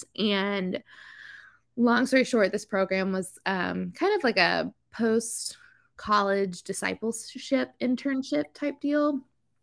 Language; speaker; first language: English; native; English